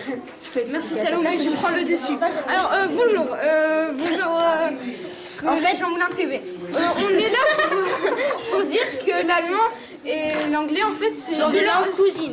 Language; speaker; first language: French; native; French